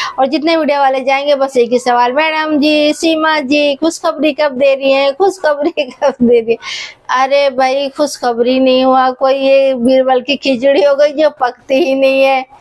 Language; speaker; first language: Hindi; native; Hindi